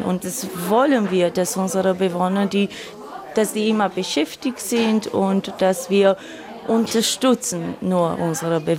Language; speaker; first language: German; non-native, fluent; Romanian